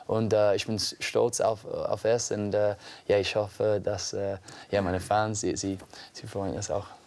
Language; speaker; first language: German; non-native, learner; English